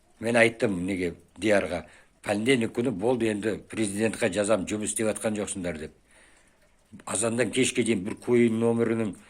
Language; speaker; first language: Kazakh; non-native, local second language; Uzbek